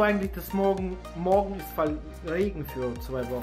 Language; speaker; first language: German; native; German